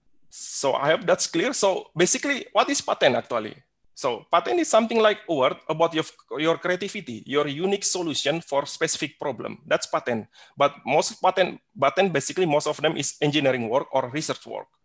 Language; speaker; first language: English; non-native, fluent; Indonesian